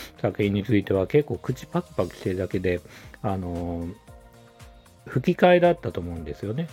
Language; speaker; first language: Japanese; native; Japanese